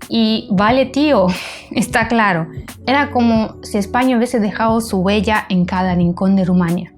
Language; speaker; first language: Spanish; non-native, fluent; Romanian